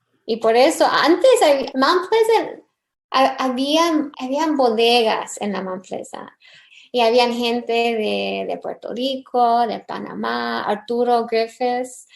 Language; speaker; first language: Spanish; early bilingual, heritage; English